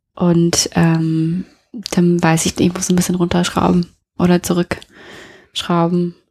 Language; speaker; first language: German; non-native, fluent; English